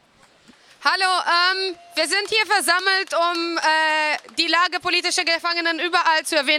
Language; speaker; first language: German; non-native, fluent; Portuguese